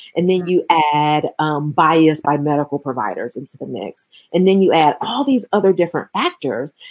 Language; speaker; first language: English; native; English